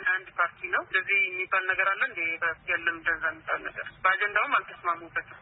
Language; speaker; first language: Amharic; non-native, local second language; Somali